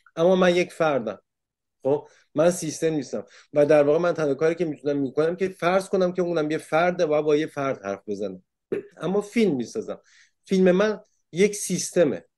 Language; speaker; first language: Persian; early bilingual, heritage; Persian